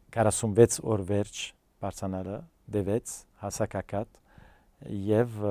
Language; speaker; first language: Armenian; early bilingual, heritage; Armenian